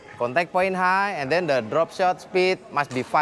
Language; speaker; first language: English; non-native, fluent; Indonesian